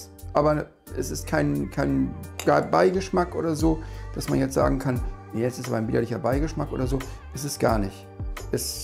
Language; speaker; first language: German; native; German